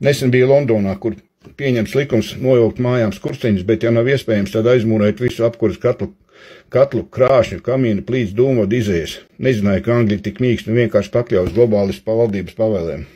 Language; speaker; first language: Latvian; native; Latvian